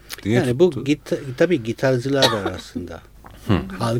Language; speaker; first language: Turkish; non-native, fluent; Italian